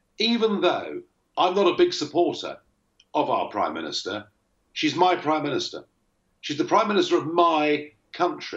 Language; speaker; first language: English; native; English